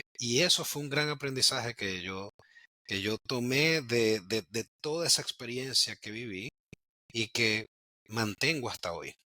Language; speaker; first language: Spanish; native; Spanish